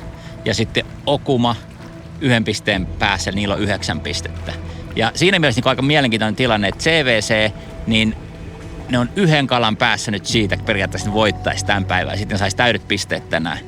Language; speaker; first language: Finnish; native; Finnish